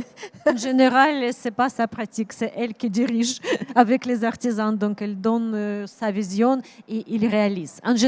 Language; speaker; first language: French; non-native, learner; Ukrainian